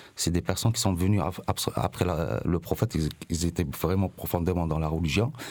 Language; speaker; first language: French; non-native, local second language; Arabic